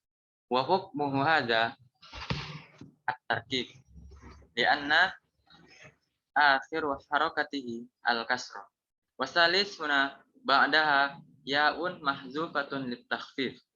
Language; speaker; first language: Arabic; non-native, learner; Indonesian